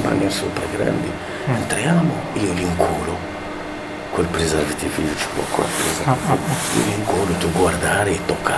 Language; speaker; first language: Italian; non-native, learner; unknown